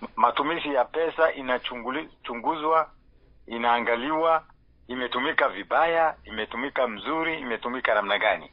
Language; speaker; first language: Swahili; non-native, local second language; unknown